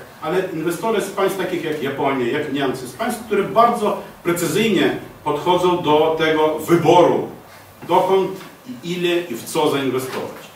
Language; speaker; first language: Polish; non-native, fluent; Ukrainian